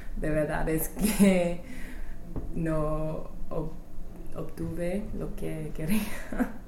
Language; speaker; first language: Spanish; non-native, learner; English